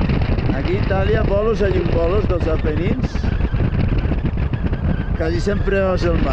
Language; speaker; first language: Catalan; native; Catalan